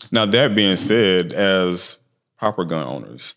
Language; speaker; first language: English; native; English